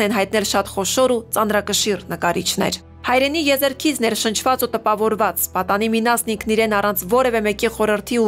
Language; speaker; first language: Armenian; native; Armenian